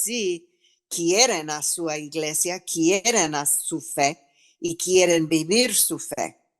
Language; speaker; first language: Spanish; non-native, fluent; English